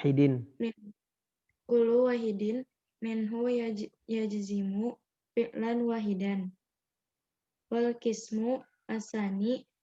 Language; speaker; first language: Arabic; non-native, learner; Indonesian